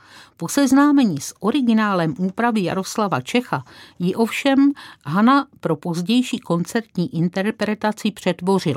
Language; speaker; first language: Czech; native; Czech